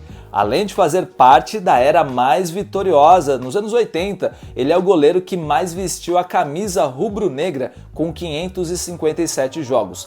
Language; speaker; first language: Portuguese; native; Portuguese